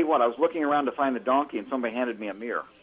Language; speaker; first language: English; native; English